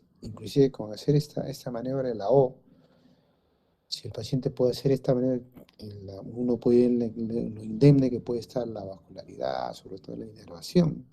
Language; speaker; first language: Spanish; native; Spanish